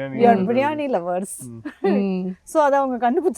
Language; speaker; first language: Tamil; native; Tamil